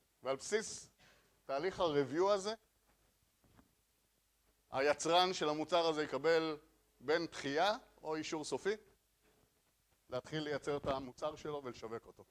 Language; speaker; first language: Hebrew; native; Hebrew